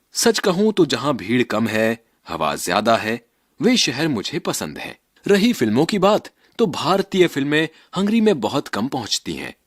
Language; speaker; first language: Hindi; native; Hindi